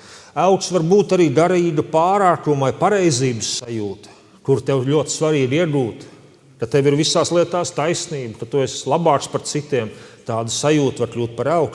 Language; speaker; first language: Latvian; native; Latvian